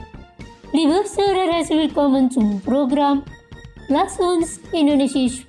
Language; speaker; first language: German; non-native, fluent; Indonesian